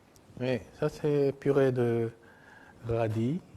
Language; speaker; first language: French; non-native, fluent; Japanese